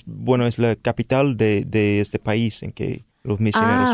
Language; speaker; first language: Spanish; non-native, fluent; English